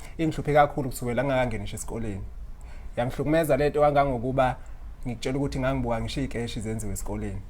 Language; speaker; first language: Zulu; native; Zulu